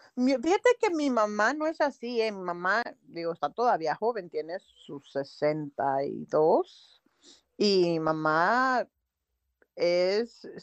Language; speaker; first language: Spanish; native; Spanish